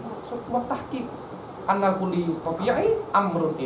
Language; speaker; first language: Arabic; non-native, fluent; Indonesian